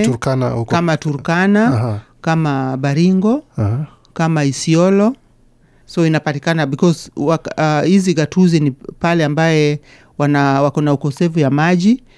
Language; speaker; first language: Swahili; non-native, local second language; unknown